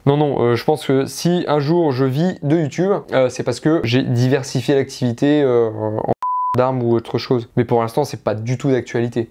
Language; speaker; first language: French; native; French